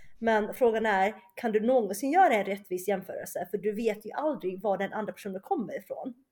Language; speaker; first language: Swedish; early bilingual, other home language; Chinese